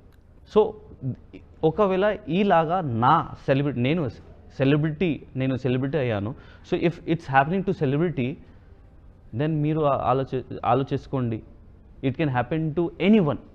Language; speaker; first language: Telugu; non-native, local second language; Hindi